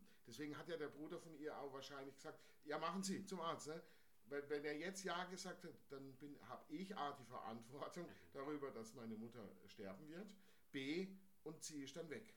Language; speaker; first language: German; native; German